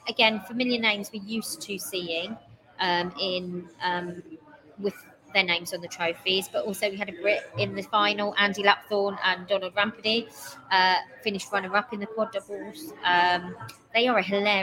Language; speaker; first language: English; native; English